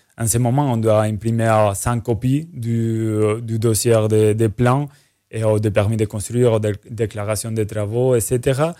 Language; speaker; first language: French; non-native, fluent; Spanish